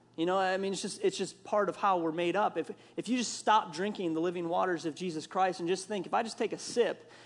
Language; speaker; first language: English; native; English